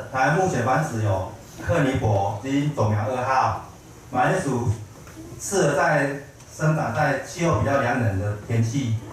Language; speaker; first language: Chinese; native; Chinese